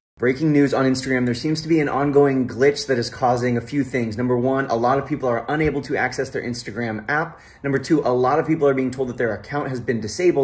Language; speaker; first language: English; native; English